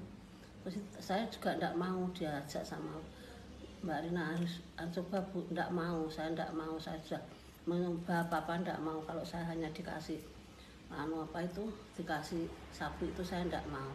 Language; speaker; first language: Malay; non-native, local second language; Javanese